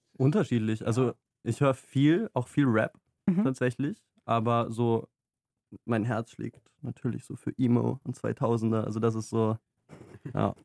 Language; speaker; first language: German; native; German